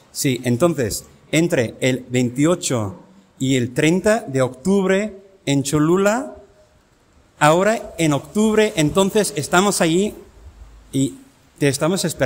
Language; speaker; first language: Spanish; non-native, fluent; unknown